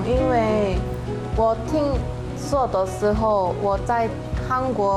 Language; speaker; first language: Chinese; non-native, learner; Korean